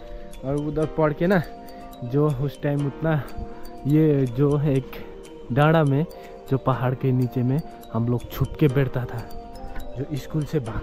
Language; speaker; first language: Hindi; non-native, local second language; Nepali